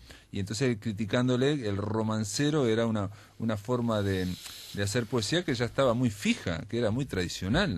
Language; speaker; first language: Spanish; native; Spanish